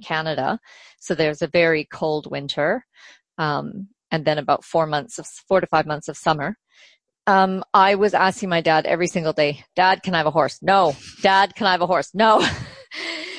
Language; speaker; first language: English; native; English